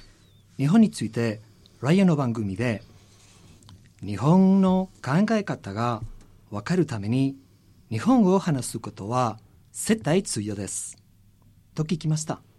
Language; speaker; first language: Japanese; non-native, learner; Spanish